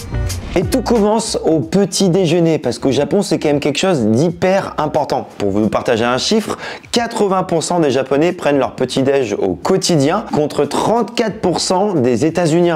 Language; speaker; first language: French; native; French